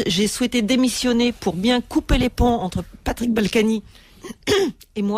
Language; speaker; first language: French; native; French